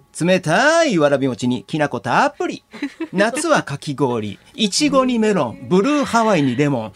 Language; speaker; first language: Japanese; native; Japanese